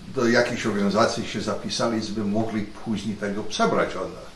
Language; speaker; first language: Polish; early bilingual, heritage; Polish